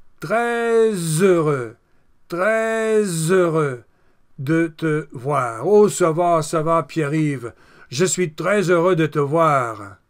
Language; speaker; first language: French; non-native, fluent; English